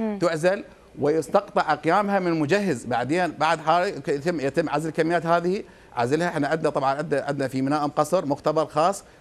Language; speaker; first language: Arabic; native; Arabic